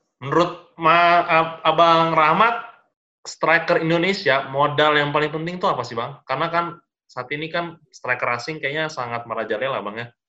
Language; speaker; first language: Indonesian; native; Indonesian